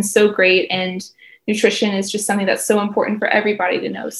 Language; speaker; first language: English; native; English